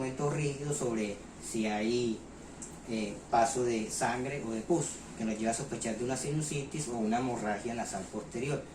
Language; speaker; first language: Spanish; native; Spanish